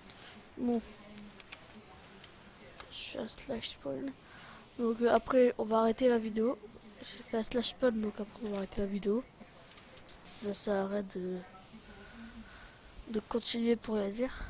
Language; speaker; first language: French; native; French